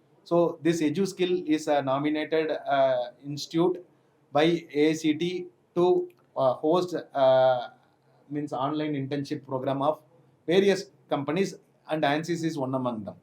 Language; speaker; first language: English; non-native, local second language; Tamil